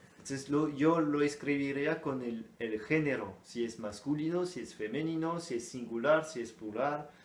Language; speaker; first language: Spanish; non-native, fluent; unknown